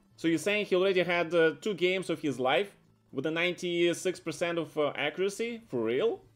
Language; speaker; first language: English; non-native, fluent; Russian